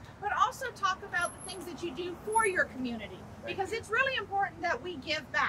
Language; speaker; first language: English; native; English